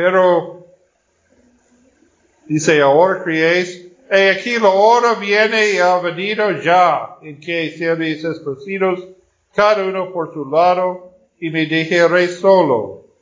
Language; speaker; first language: Spanish; non-native, fluent; Portuguese